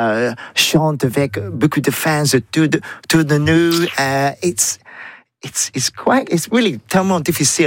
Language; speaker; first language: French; non-native, learner; English